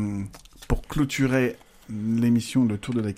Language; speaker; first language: French; native; French